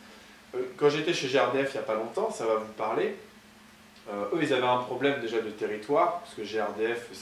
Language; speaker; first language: French; native; French